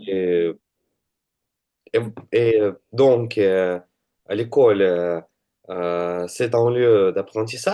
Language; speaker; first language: French; non-native, learner; Russian